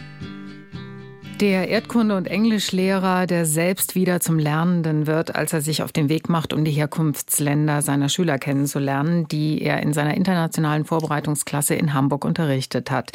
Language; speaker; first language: German; native; German